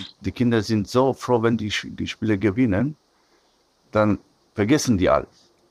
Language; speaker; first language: German; non-native, fluent; Polish